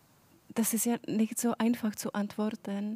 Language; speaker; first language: German; non-native, fluent; Czech